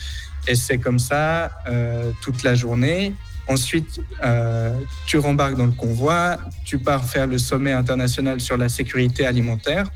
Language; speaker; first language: French; native; French